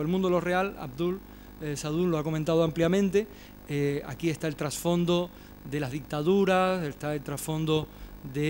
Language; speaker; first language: Spanish; native; Spanish